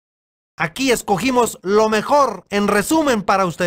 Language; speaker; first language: Spanish; native; Spanish